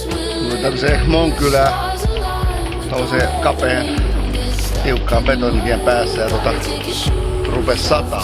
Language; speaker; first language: Finnish; native; Finnish